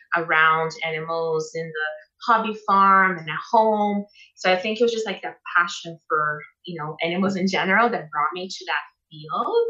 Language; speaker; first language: English; non-native, fluent; Portuguese